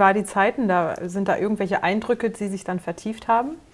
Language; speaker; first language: German; native; German